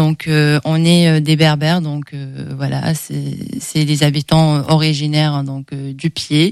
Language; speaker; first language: French; non-native, local second language; Arabic